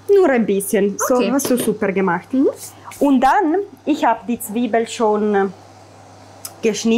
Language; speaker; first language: German; non-native, fluent; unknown